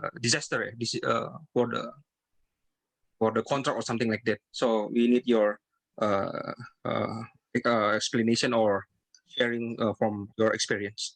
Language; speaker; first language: English; non-native, learner; Indonesian